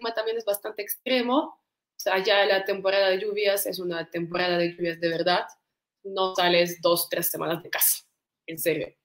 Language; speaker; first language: Spanish; non-native, fluent; Russian